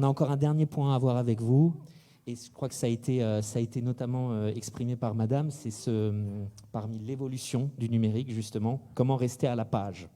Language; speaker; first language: French; native; French